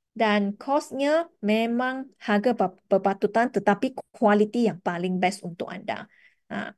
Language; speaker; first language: Malay; non-native, local second language; Chinese